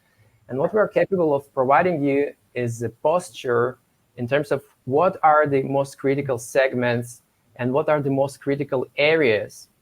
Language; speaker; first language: English; non-native, fluent; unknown